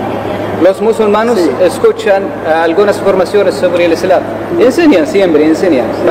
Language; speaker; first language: Spanish; non-native, learner; Arabic